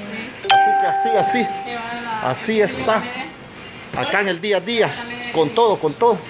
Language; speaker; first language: Spanish; native; Spanish